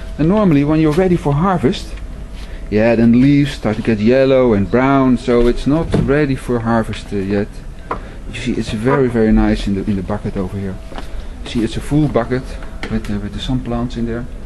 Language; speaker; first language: English; non-native, fluent; Dutch